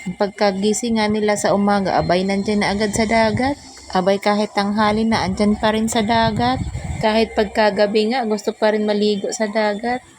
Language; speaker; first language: Filipino; non-native, local second language; Bikol